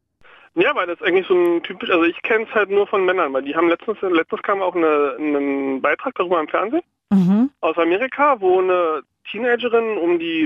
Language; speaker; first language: German; native; German